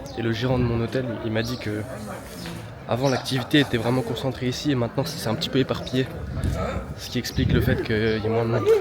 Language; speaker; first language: French; native; French